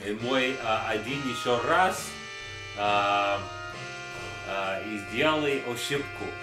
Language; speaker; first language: Russian; non-native, learner; English